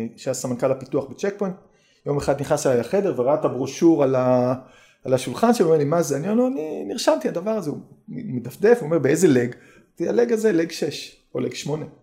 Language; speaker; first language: Hebrew; native; Hebrew